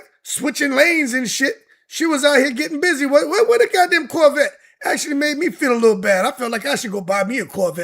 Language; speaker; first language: English; native; English